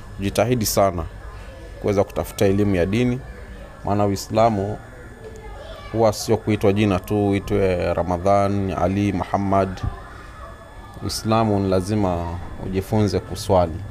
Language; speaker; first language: Swahili; native; Swahili